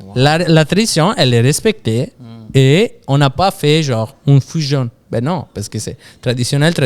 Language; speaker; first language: French; non-native, fluent; Italian